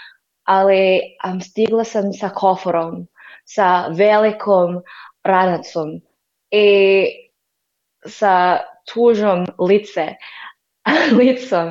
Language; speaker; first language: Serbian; non-native, learner; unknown